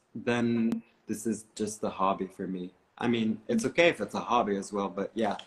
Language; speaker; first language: English; non-native, fluent; Arabic